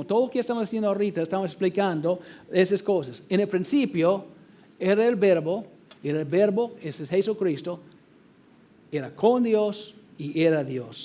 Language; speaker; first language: Spanish; non-native, fluent; English